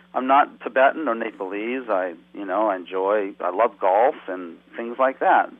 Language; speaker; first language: English; native; English